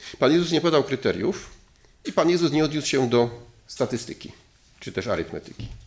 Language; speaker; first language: Polish; native; Polish